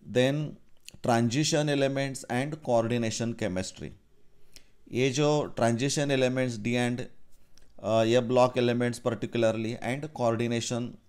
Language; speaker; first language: Hindi; non-native, local second language; Marathi